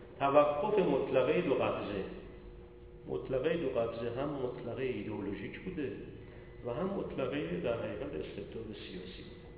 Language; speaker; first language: Persian; native; Persian